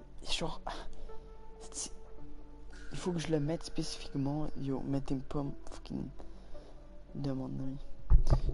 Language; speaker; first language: French; native; French